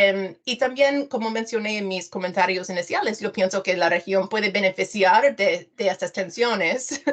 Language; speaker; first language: Spanish; non-native, fluent; English